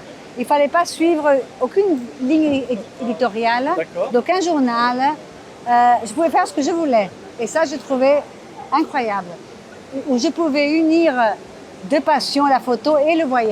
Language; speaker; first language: French; non-native, fluent; Portuguese